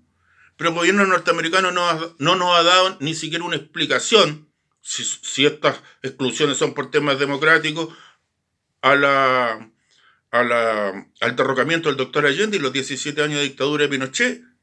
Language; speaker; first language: Spanish; native; Spanish